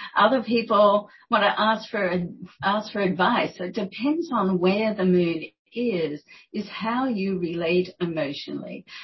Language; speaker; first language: English; native; English